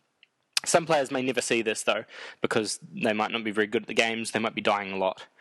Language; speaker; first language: English; native; English